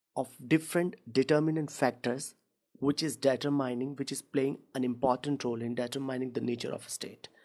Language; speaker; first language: English; non-native, local second language; Hindi